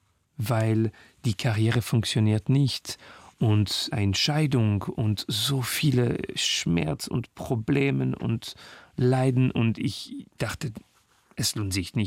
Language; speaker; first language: German; non-native, learner; French